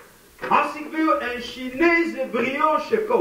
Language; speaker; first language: Dutch; non-native, fluent; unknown